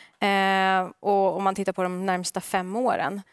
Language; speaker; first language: Swedish; native; Swedish